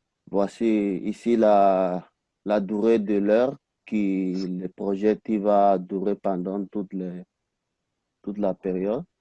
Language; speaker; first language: French; non-native, learner; Arabic